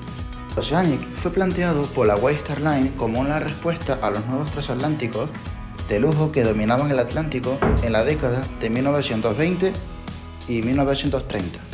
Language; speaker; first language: Spanish; native; Spanish